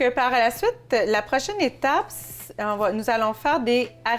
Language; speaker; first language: French; native; French